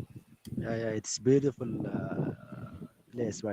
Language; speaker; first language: English; non-native, learner; Arabic